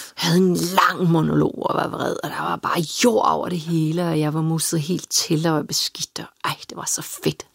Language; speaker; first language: Danish; early bilingual, other home language; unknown